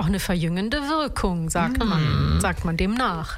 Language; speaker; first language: German; early bilingual, other home language; Italian